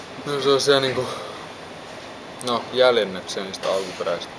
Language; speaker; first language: Finnish; native; Finnish